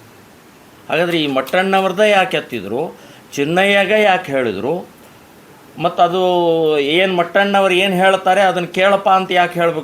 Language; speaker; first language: Kannada; native; Kannada